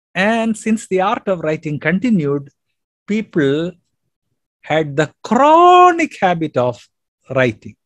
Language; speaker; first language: English; non-native, local second language; Malayalam